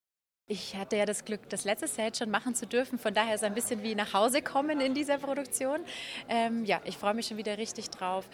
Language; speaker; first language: German; native; German